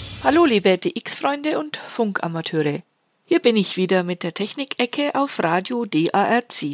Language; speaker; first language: German; native; German